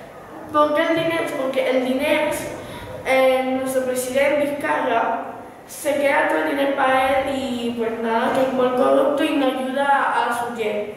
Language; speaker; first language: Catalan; non-native, learner; Spanish